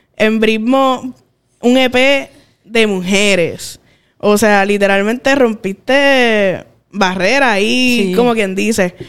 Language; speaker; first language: Spanish; native; Spanish